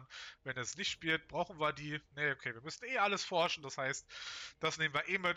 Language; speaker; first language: German; native; German